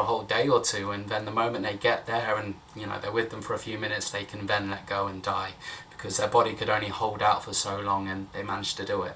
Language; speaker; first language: English; native; English